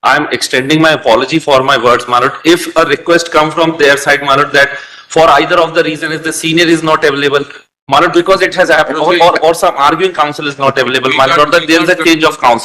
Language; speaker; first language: English; non-native, local second language; Hindi